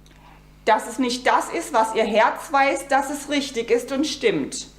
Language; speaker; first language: German; native; German